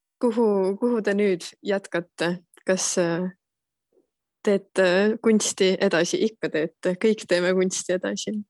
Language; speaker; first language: Estonian; native; Estonian